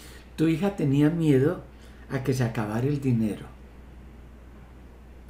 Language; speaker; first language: Spanish; native; Spanish